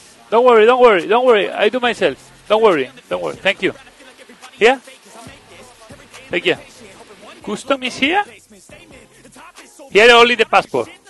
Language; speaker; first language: English; non-native, learner; Spanish